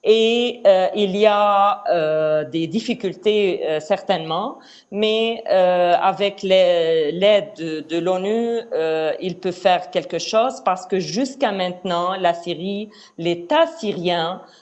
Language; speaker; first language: French; non-native, fluent; Arabic